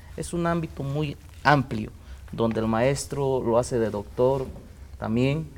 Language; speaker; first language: Spanish; non-native, local second language; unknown